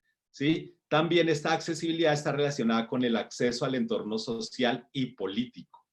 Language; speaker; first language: Spanish; native; Spanish